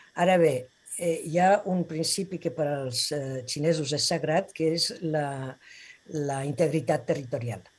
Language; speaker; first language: Catalan; non-native, local second language; Spanish